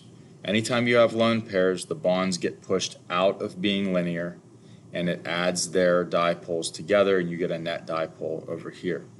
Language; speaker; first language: English; native; English